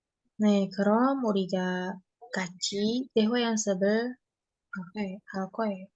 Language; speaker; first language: Korean; non-native, fluent; Indonesian